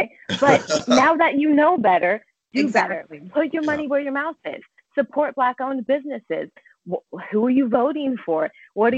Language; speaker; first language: English; native; English